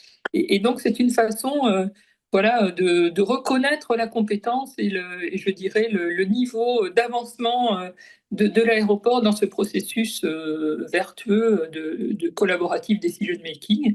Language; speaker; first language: French; native; French